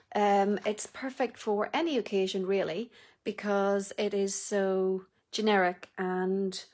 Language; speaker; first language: English; native; English